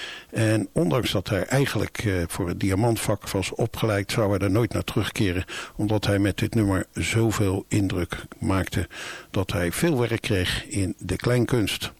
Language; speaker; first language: Dutch; native; Dutch